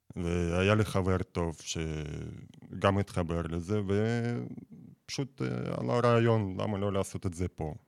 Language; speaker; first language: Hebrew; non-native, fluent; Russian